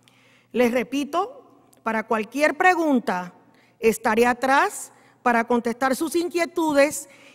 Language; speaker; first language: Spanish; native; Spanish